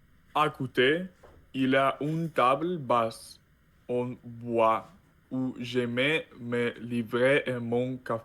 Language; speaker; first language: French; non-native, learner; Russian